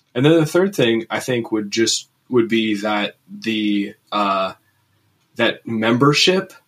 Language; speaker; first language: English; native; English